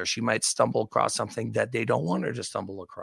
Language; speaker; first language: English; native; English